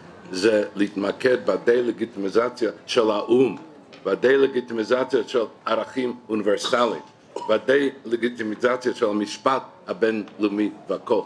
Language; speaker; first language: Hebrew; non-native, fluent; English